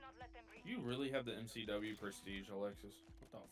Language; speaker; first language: English; native; English